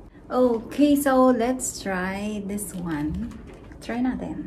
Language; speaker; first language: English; non-native, learner; Filipino